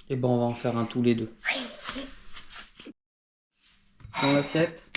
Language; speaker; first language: French; native; French